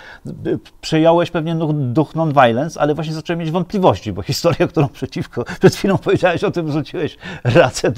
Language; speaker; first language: Polish; native; Polish